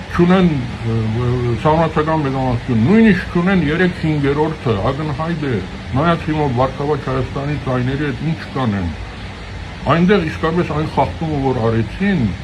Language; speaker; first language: Armenian; early bilingual, heritage; Armenian